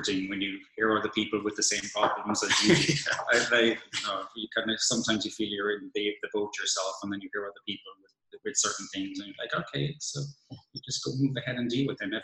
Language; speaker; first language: English; native; English